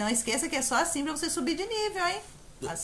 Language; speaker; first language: Portuguese; native; Portuguese